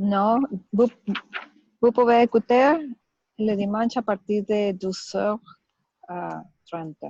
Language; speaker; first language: French; non-native, learner; Spanish